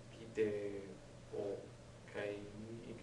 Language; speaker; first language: Japanese; non-native, learner; English